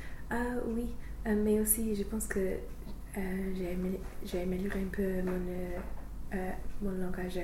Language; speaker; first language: French; non-native, fluent; English